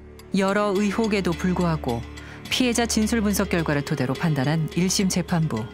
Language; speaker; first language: Korean; native; Korean